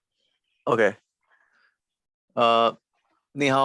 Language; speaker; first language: Chinese; non-native, learner; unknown